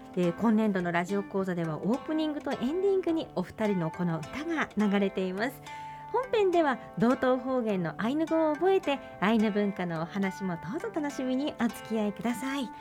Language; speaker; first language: Japanese; native; Japanese